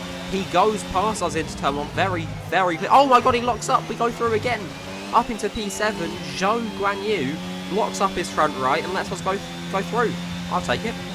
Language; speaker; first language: English; native; English